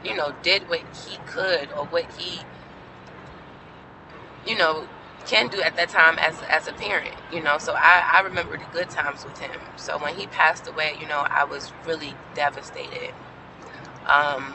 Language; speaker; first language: English; native; English